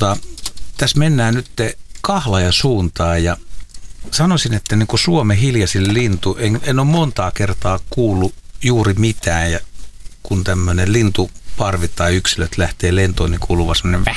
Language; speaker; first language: Finnish; native; Finnish